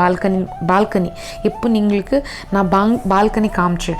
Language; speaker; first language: Tamil; non-native, learner; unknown